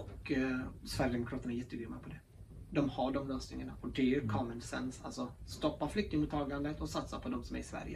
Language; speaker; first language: Swedish; early bilingual, other home language; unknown